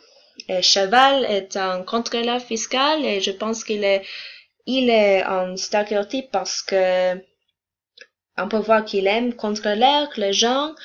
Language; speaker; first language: French; non-native, learner; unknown